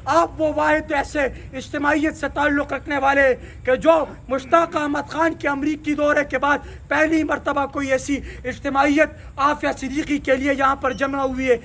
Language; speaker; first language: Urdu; non-native, local second language; Pashto